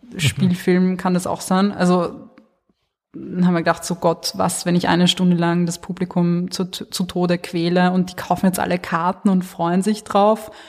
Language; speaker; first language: German; early bilingual, other home language; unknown